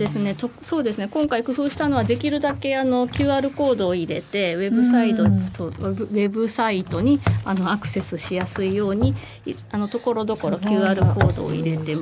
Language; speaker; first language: Japanese; native; Japanese